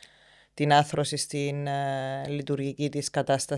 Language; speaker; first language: Greek; native; Greek